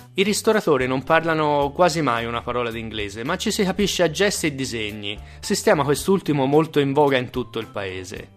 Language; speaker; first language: Italian; native; Italian